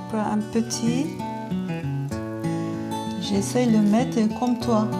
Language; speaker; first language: French; non-native, learner; Turkish